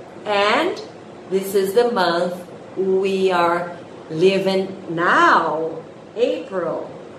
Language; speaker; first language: English; non-native, fluent; Portuguese